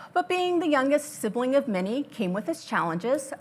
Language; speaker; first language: English; native; English